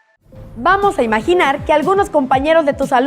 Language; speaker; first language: Spanish; native; Spanish